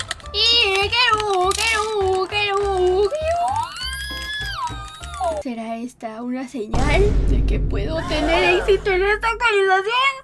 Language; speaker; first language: Spanish; native; Spanish